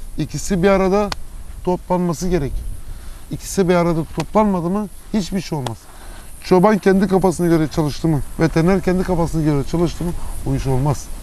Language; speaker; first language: Turkish; early bilingual, heritage; Turkish